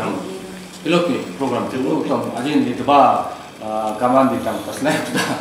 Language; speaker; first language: Russian; non-native, learner; Korean